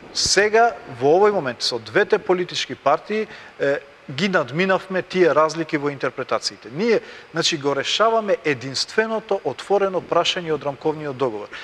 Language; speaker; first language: Macedonian; non-native, local second language; Albanian